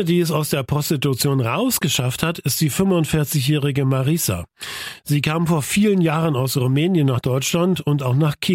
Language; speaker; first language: German; native; German